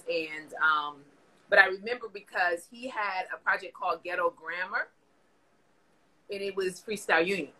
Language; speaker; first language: English; native; English